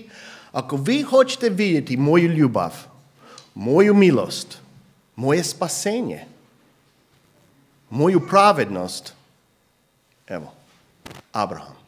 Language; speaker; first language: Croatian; non-native, fluent; English